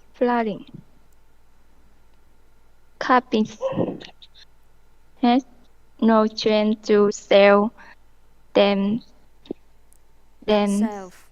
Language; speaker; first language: English; non-native, learner; Vietnamese